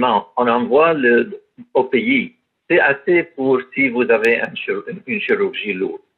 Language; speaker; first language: French; non-native, learner; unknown